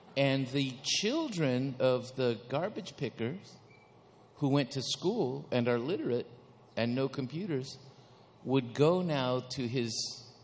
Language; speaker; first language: English; early bilingual, other home language; Spanish